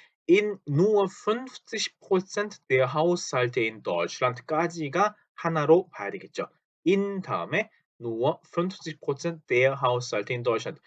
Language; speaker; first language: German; non-native, fluent; Korean